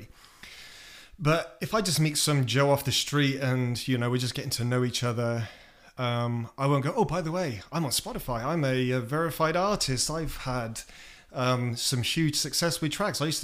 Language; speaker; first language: English; native; English